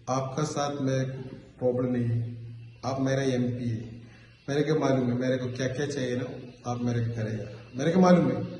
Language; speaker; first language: Hindi; non-native, learner; Malayalam